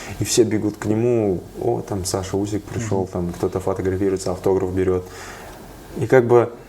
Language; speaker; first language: Russian; native; Russian